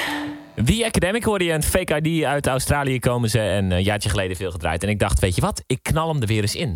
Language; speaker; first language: Dutch; native; Dutch